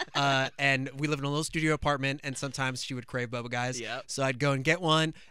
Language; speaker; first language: English; native; English